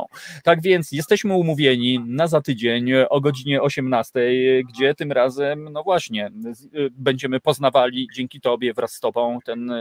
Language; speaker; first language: Polish; native; Polish